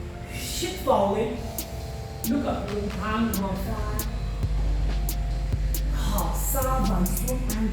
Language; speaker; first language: Vietnamese; non-native, learner; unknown